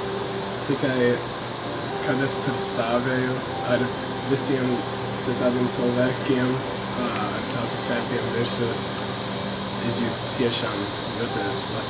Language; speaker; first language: Latvian; early bilingual, heritage; Latvian